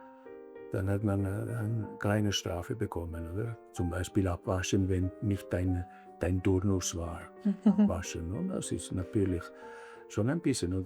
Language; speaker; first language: German; early bilingual, other home language; Italian